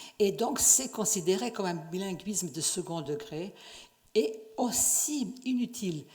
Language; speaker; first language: French; non-native, fluent; Serbian